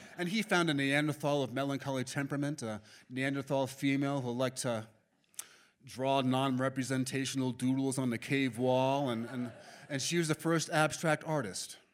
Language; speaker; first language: English; native; English